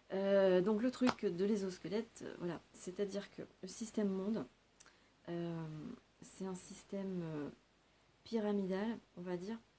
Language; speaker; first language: French; native; French